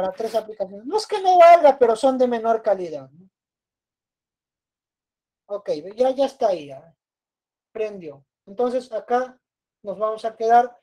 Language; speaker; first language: Spanish; native; Spanish